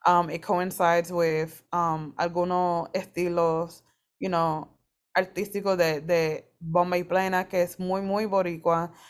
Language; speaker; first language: Spanish; early bilingual, heritage; Spanish